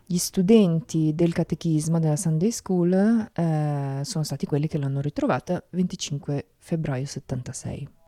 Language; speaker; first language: Italian; native; Italian